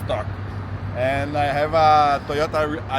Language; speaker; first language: English; non-native, learner; Portuguese